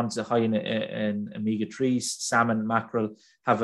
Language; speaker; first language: English; native; English